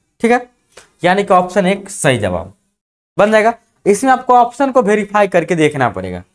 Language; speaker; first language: Hindi; native; Hindi